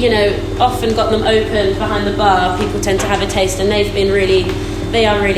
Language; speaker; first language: English; native; English